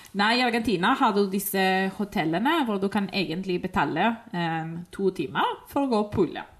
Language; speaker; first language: Norwegian; non-native, fluent; Spanish